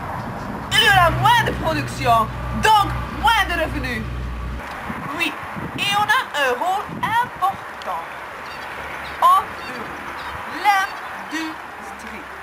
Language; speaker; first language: French; non-native, learner; Dutch